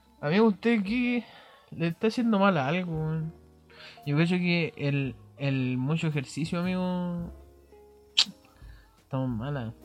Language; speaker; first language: Spanish; native; Spanish